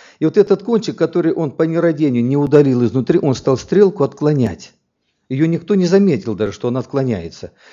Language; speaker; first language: Russian; native; Russian